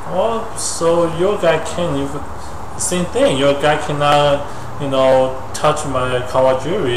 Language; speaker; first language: English; non-native, learner; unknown